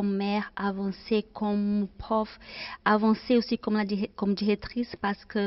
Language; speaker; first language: French; non-native, fluent; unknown